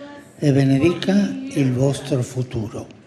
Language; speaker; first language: Italian; non-native, fluent; Spanish